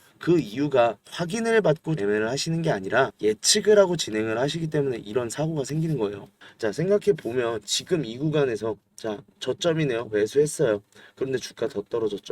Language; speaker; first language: Korean; native; Korean